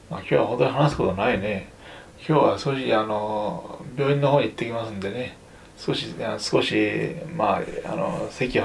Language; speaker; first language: Japanese; native; Japanese